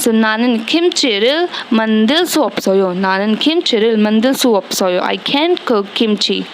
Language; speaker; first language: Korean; non-native, learner; Hindi